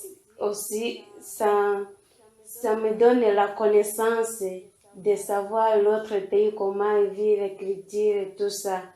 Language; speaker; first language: French; non-native, local second language; Kinyarwanda